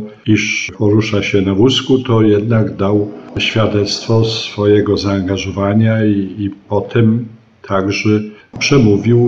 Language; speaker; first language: Polish; native; Polish